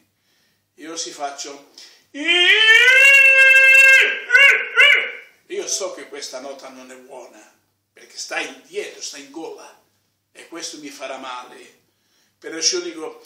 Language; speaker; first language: Italian; non-native, fluent; Spanish